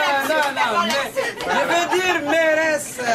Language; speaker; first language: French; non-native, learner; Arabic